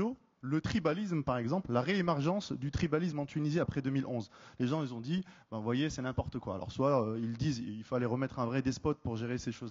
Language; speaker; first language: French; native; French